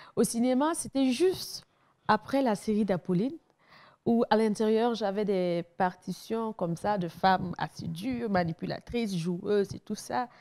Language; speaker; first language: French; non-native, local second language; Mossi